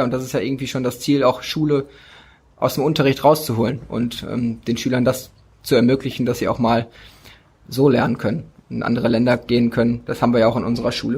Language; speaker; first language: German; native; German